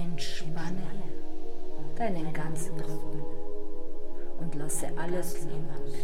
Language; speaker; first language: German; native; German